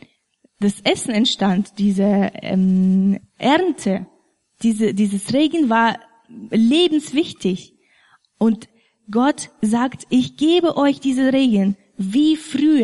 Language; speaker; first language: German; non-native, fluent; Russian